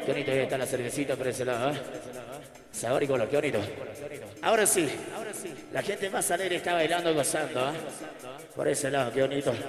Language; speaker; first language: Spanish; native; Spanish